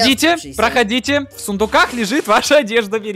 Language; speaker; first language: Russian; native; Russian